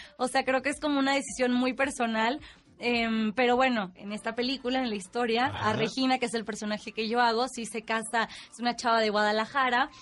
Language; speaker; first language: Spanish; native; Spanish